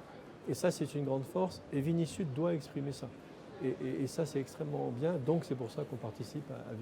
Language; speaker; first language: French; native; French